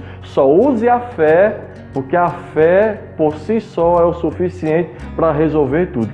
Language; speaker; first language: Portuguese; native; Portuguese